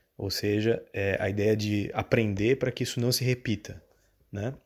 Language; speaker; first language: Portuguese; native; Portuguese